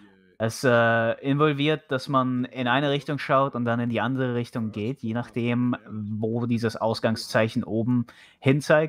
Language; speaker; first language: German; native; German